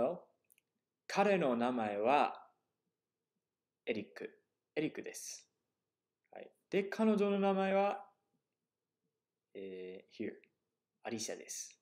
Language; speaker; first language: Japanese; non-native, fluent; English